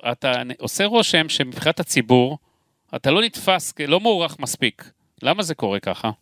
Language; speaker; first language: Hebrew; native; Hebrew